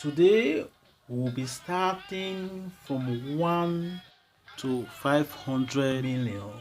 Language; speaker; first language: English; non-native, local second language; Esan